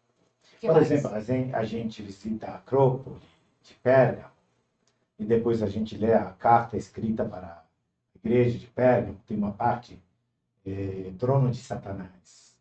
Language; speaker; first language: Portuguese; non-native, fluent; Turkish